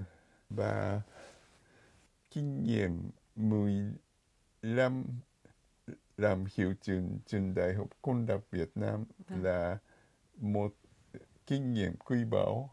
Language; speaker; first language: Vietnamese; non-native, fluent; Japanese